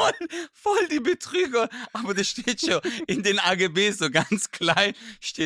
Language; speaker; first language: German; native; German